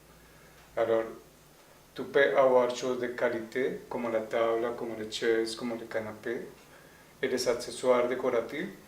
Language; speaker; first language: French; non-native, fluent; Spanish